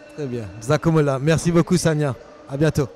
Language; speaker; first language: French; native; French